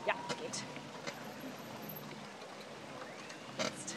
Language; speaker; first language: German; native; German